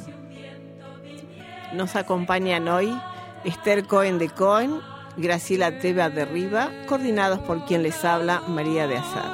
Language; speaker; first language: Spanish; native; Spanish